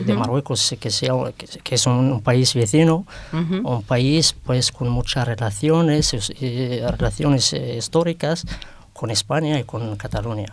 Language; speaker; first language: Spanish; non-native, fluent; Arabic